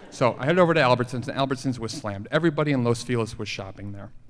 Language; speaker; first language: English; native; English